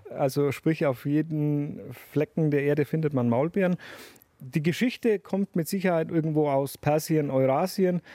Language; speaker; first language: German; native; German